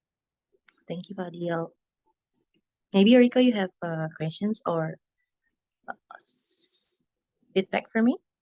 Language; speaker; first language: English; non-native, learner; Indonesian